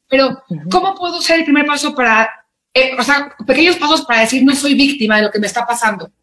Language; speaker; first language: Spanish; native; Spanish